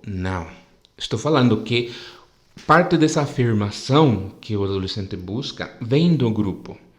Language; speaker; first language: Portuguese; non-native, fluent; Spanish